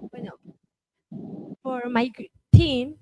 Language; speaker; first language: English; non-native, learner; Spanish